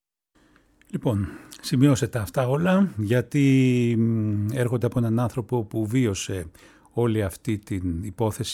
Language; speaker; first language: Greek; native; Greek